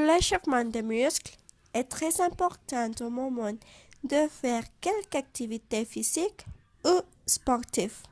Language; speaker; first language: French; non-native, learner; Spanish